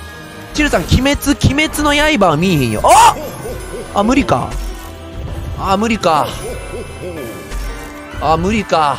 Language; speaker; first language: Japanese; native; Japanese